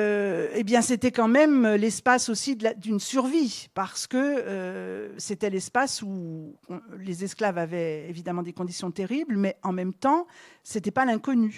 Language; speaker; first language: French; native; French